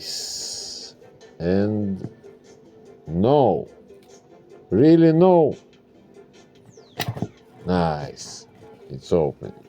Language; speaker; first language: English; non-native, learner; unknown